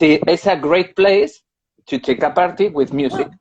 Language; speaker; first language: English; non-native, learner; Spanish